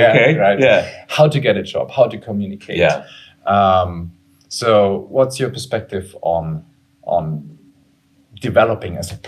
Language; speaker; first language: English; non-native, fluent; German